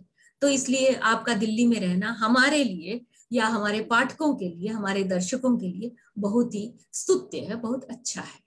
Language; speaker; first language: Hindi; native; Hindi